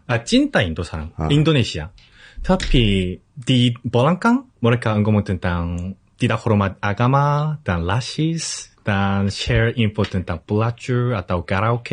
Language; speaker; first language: Indonesian; non-native, fluent; Korean